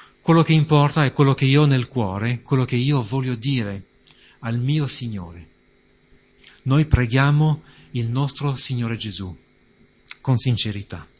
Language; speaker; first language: Italian; non-native, fluent; French